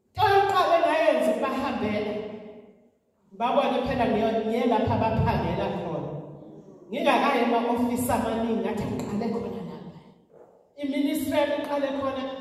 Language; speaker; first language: Zulu; native; Zulu